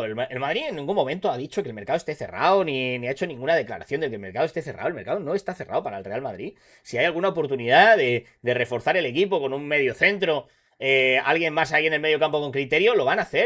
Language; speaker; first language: Spanish; native; Spanish